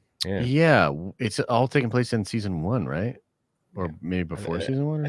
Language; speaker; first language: English; native; English